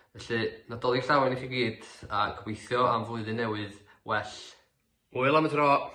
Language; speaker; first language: Welsh; native; Welsh